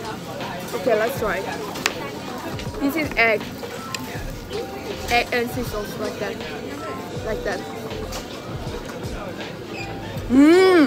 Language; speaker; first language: English; non-native, learner; Korean